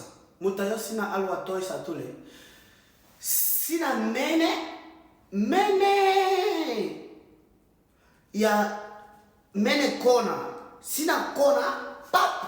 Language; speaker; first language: Finnish; non-native, learner; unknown